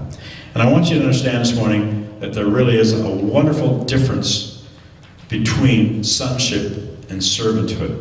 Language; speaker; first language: English; native; English